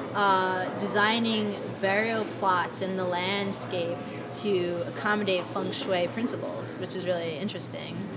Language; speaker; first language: English; native; English